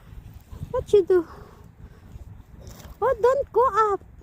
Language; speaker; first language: English; non-native, learner; Filipino